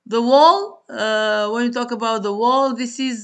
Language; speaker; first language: English; non-native, fluent; Arabic